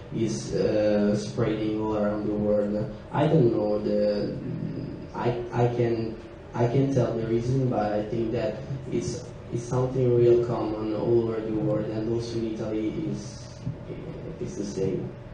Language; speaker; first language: English; non-native, learner; Italian